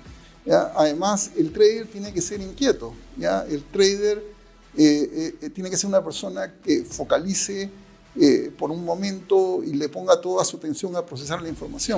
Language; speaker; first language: Spanish; native; Spanish